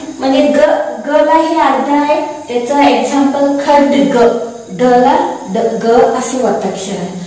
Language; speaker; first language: Marathi; non-native, local second language; Kannada